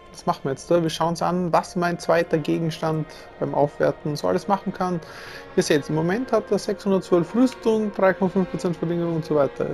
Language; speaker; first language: German; native; German